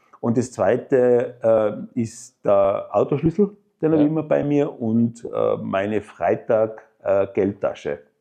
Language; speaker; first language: German; native; German